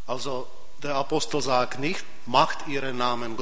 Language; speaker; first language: German; non-native, fluent; Czech